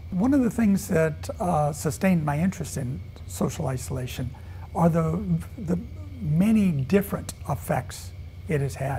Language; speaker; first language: English; native; English